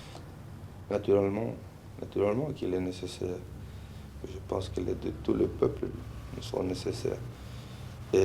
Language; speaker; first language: French; non-native, fluent; Spanish